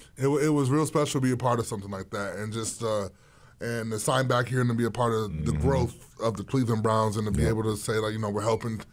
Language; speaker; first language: English; native; English